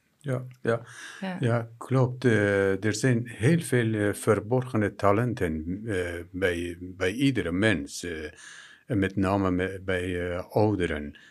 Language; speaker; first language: Dutch; non-native, fluent; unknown